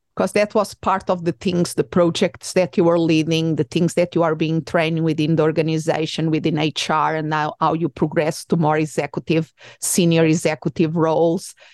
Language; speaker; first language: English; non-native, fluent; Portuguese